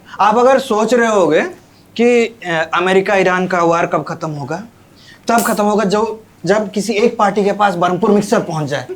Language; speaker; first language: Hindi; non-native, local second language; Odia